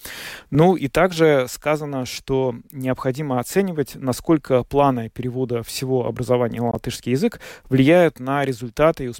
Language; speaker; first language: Russian; native; Russian